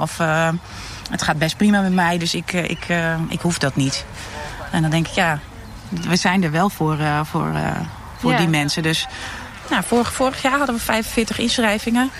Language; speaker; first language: Dutch; native; Dutch